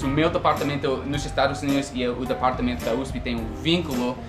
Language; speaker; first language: Portuguese; non-native, fluent; English